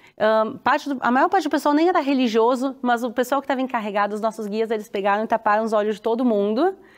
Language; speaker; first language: Portuguese; native; Portuguese